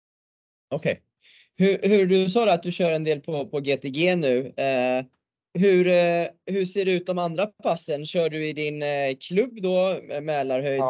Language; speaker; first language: Swedish; native; Swedish